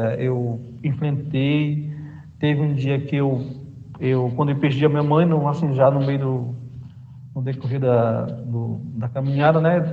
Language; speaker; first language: Portuguese; non-native, local second language; Kayapó